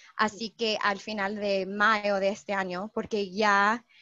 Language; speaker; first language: Spanish; non-native, fluent; English